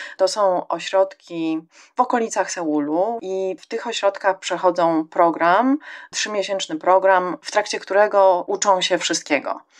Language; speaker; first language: Polish; native; Polish